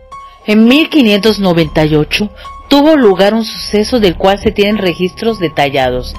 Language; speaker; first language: Spanish; native; Spanish